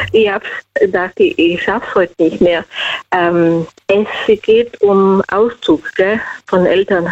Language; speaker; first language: German; non-native, fluent; Slovenian